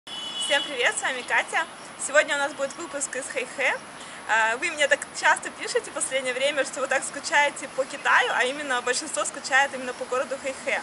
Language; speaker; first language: Russian; native; Russian